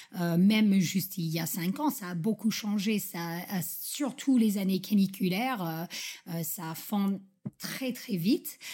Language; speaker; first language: French; non-native, fluent; English